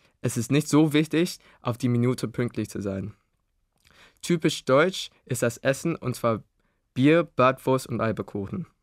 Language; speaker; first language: German; early bilingual, other home language; Indonesian